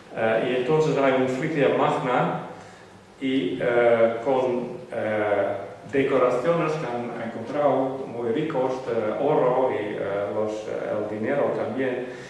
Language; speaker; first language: Spanish; non-native, learner; Western Frisian